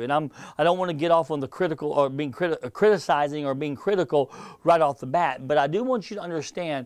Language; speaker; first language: English; native; English